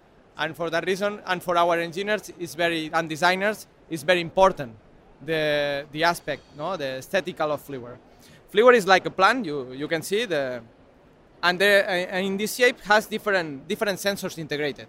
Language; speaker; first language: English; non-native, learner; Spanish